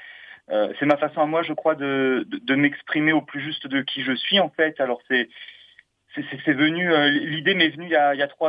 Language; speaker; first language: French; native; French